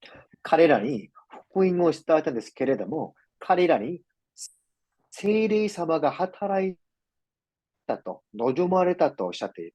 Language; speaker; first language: Japanese; non-native, fluent; Korean